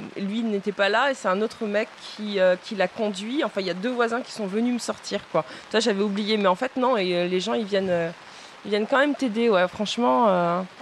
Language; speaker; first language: French; non-native, fluent; Spanish